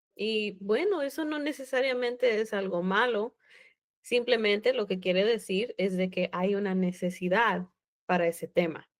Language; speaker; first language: Spanish; native; Spanish